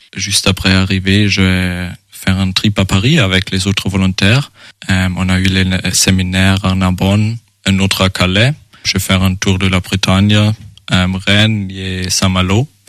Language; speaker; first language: French; non-native, fluent; German